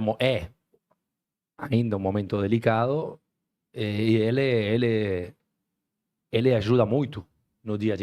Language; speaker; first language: Portuguese; non-native, fluent; Spanish